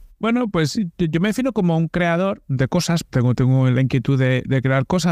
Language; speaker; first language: Spanish; native; Spanish